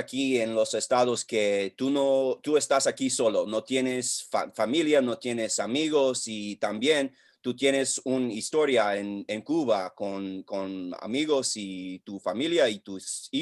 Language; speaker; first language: Spanish; non-native, learner; English